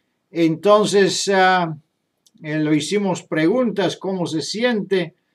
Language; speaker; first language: Spanish; non-native, fluent; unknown